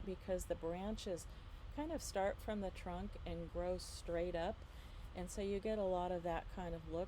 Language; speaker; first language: English; native; English